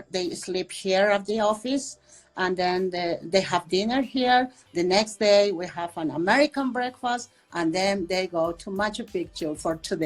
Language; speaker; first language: English; non-native, fluent; Spanish